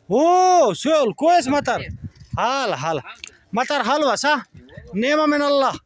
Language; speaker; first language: Arabic; non-native, learner; Saraiki